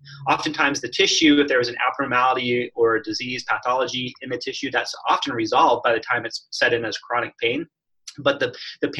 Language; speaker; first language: English; native; English